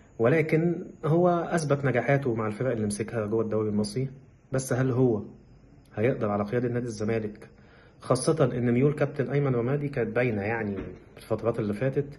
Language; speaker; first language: Arabic; native; Arabic